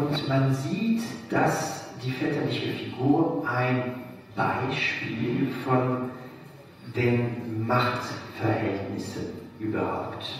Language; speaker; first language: German; non-native, fluent; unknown